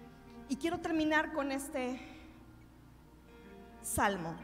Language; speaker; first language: Spanish; native; Spanish